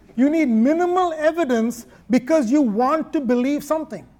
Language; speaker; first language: English; non-native, local second language; Malayalam